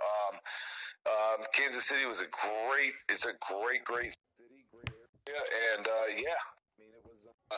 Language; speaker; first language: English; native; English